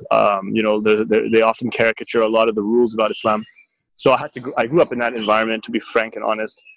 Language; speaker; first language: English; native; English